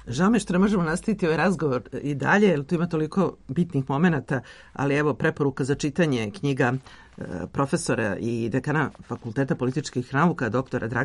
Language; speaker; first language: Serbian; native; Serbian